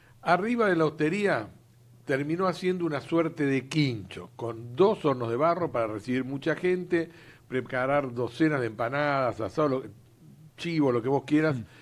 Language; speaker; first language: Spanish; native; Spanish